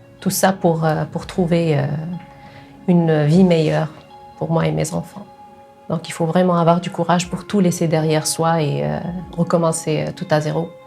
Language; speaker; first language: French; non-native, local second language; Arabic